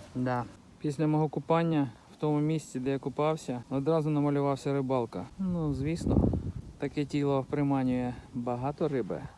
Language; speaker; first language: Ukrainian; non-native, local second language; Russian